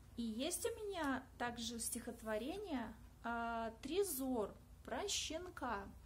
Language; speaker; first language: Russian; native; Russian